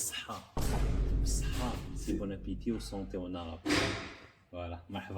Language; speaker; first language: French; non-native, local second language; Arabic